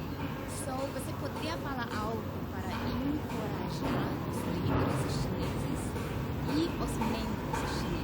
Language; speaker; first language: Portuguese; non-native, learner; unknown